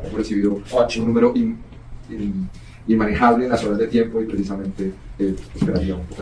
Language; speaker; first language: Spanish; native; Spanish